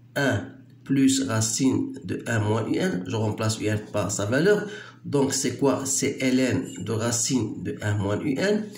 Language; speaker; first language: French; non-native, local second language; Arabic